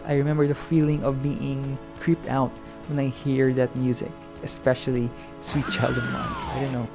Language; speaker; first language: English; non-native, local second language; Hiligaynon